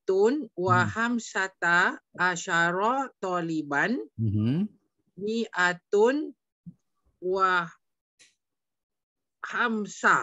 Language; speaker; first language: Arabic; non-native, learner; Malay